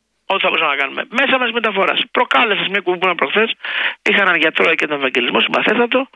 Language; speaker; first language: Greek; native; Greek